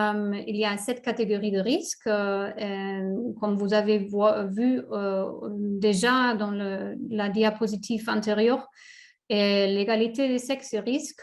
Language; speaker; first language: French; non-native, learner; German